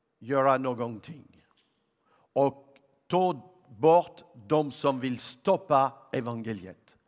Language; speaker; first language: Swedish; non-native, learner; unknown